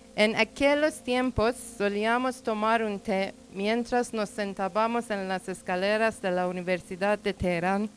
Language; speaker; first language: Spanish; non-native, learner; Persian